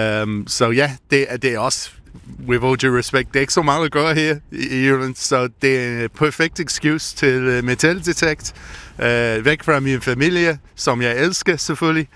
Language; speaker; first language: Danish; non-native, learner; English